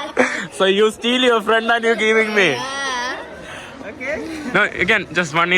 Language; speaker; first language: English; non-native, local second language; Malayalam